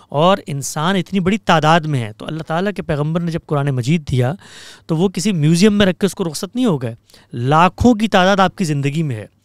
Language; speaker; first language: Urdu; native; Urdu